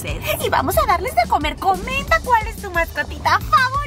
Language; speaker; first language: Spanish; native; Spanish